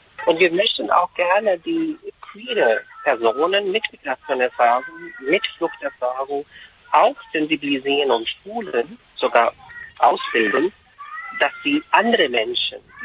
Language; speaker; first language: German; non-native, fluent; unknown